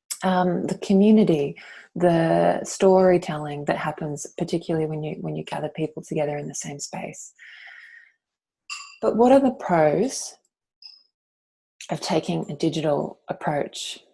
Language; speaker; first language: English; native; English